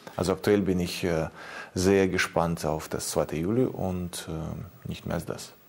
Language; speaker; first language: German; non-native, fluent; Ukrainian